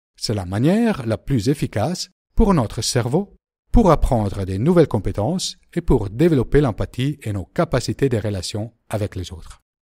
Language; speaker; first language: French; native; French